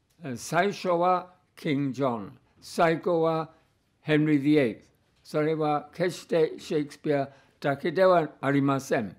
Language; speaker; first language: Japanese; non-native, fluent; English